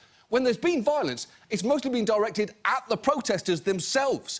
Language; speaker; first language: English; native; English